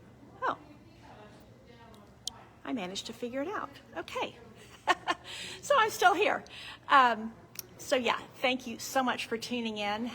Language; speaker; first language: English; native; English